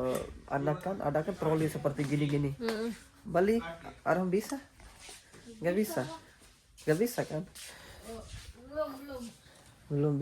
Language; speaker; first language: Indonesian; non-native, learner; Urdu